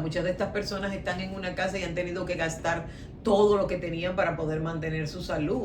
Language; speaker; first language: Spanish; native; Spanish